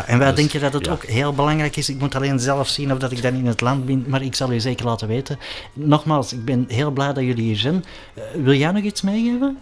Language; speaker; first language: Dutch; native; Dutch